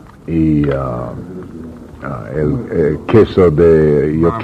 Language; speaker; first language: Spanish; non-native, learner; English